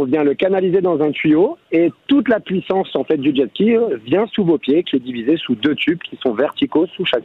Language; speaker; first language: French; native; French